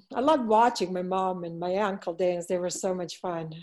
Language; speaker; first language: English; non-native, fluent; Serbian